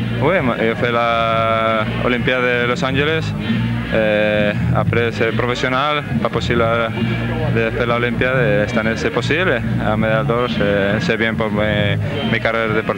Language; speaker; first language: French; non-native, learner; Spanish